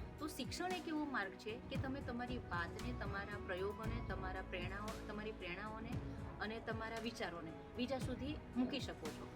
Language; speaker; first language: Gujarati; non-native, local second language; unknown